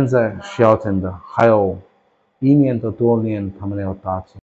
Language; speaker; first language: Chinese; non-native, learner; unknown